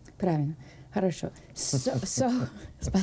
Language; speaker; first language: Russian; non-native, learner; English